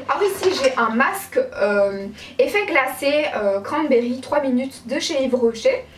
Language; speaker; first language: French; native; French